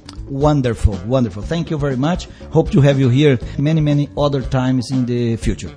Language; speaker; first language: English; non-native, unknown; Portuguese